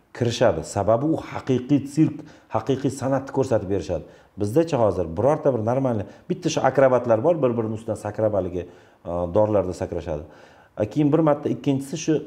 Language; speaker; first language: Uzbek; native; Uzbek